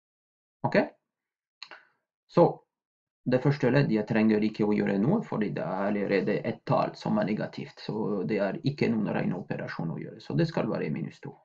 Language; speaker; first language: Norwegian; non-native, fluent; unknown